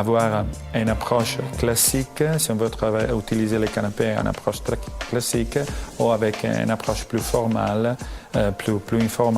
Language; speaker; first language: French; non-native, fluent; Italian